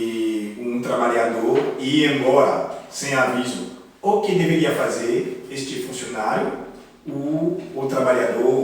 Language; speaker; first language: Portuguese; non-native, learner; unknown